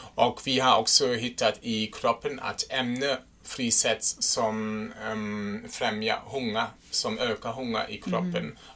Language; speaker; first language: Swedish; non-native, fluent; German